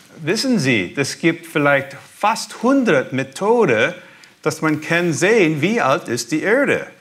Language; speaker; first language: German; early bilingual, heritage; German